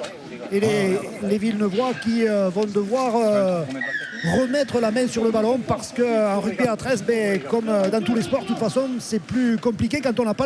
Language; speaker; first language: French; native; French